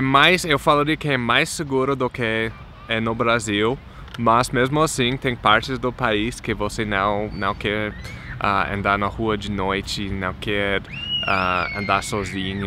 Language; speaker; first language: Portuguese; non-native, fluent; English